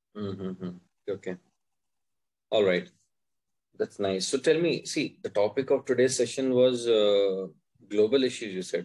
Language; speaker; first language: English; non-native, local second language; Hindi